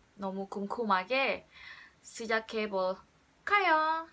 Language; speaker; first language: Korean; non-native, learner; Indonesian